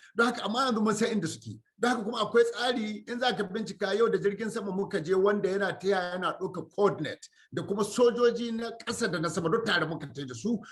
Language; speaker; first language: Hausa; native; Hausa